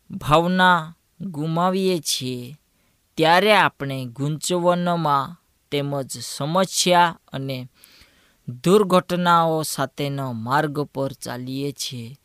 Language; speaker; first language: Gujarati; non-native, local second language; Gamit